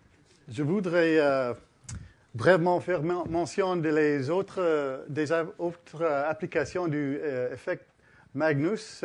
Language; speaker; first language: French; early bilingual, heritage; English